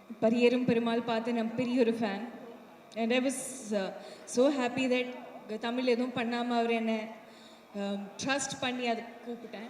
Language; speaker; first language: Tamil; non-native, fluent; Malayalam